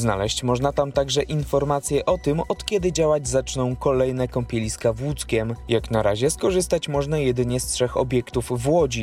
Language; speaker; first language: Polish; native; Polish